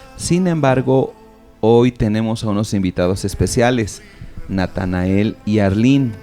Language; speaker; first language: Spanish; native; Spanish